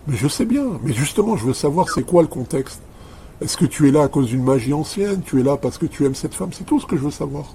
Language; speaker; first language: French; native; French